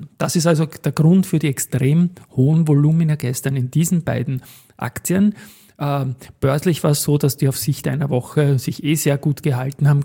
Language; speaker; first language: German; native; German